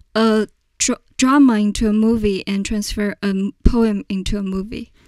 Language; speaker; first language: English; non-native, fluent; Chinese